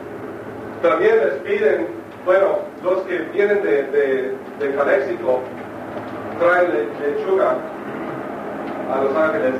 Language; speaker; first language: Spanish; non-native, fluent; English